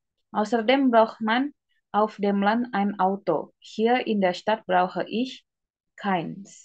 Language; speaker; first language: German; non-native, fluent; Indonesian